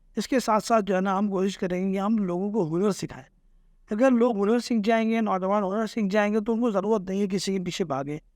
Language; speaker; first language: Urdu; native; Urdu